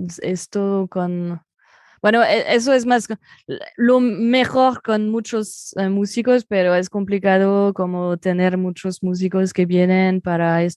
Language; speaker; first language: Spanish; non-native, fluent; French